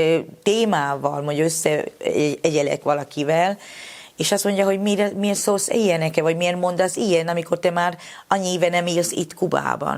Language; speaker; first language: Hungarian; non-native, fluent; Spanish